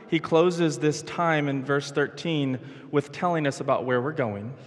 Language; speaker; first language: English; native; English